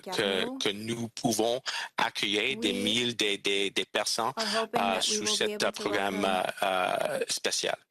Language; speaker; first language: French; non-native, local second language; English